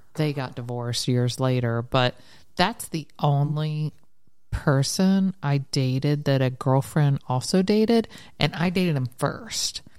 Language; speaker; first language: English; native; English